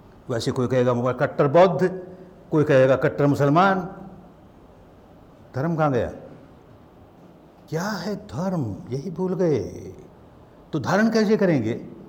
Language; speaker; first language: Hindi; early bilingual, heritage; Hindi